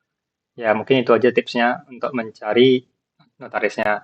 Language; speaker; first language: Indonesian; native; Indonesian